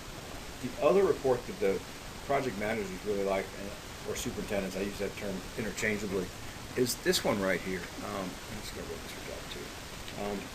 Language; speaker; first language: English; native; English